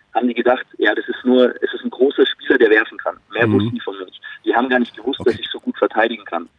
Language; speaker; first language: German; native; German